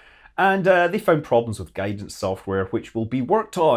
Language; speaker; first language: English; native; English